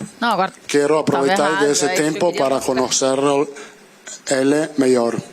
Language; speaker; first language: Portuguese; non-native, learner; Italian